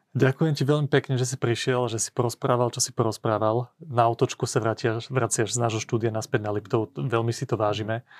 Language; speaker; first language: Slovak; native; Slovak